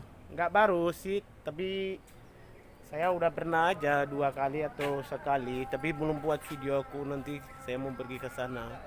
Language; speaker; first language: Indonesian; non-native, learner; Somali